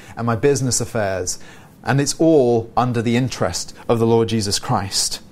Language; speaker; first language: English; native; English